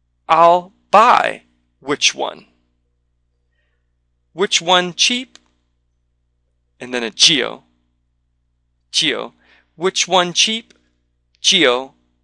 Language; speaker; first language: English; native; English